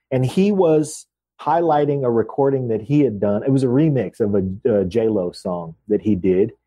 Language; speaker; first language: English; native; English